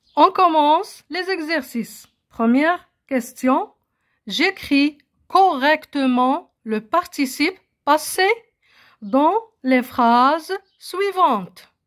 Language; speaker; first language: French; non-native, local second language; Arabic